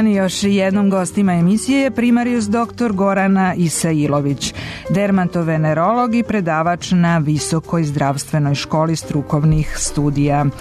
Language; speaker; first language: Serbian; native; Serbian